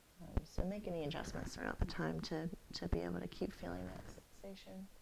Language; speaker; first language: English; native; English